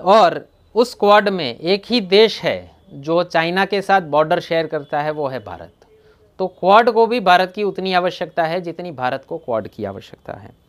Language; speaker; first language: Hindi; non-native, local second language; Gujarati